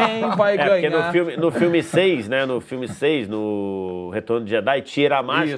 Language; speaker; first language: Portuguese; native; Portuguese